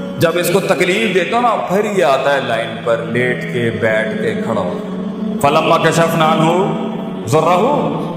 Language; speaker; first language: Urdu; non-native, local second language; Punjabi